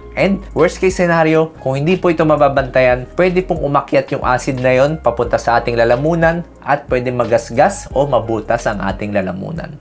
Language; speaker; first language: Filipino; native; Filipino